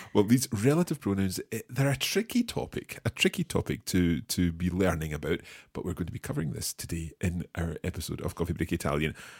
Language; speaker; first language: English; native; English